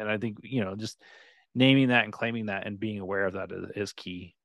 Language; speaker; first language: English; native; English